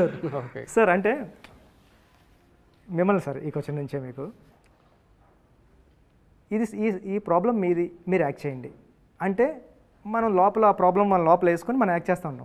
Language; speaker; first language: Telugu; native; Telugu